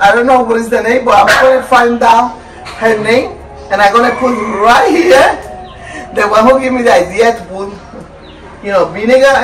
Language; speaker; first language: English; non-native, learner; Spanish